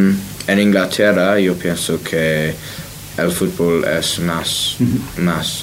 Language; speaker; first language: Spanish; non-native, learner; English